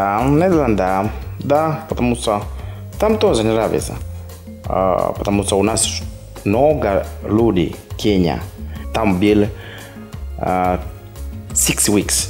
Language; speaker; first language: Russian; non-native, learner; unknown